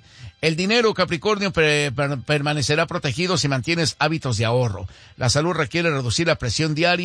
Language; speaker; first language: Spanish; native; Spanish